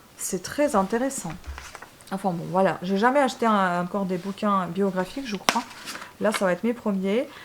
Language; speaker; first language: French; non-native, fluent; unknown